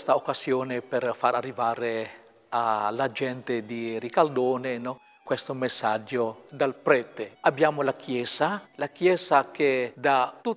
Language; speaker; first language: Italian; non-native, fluent; Filipino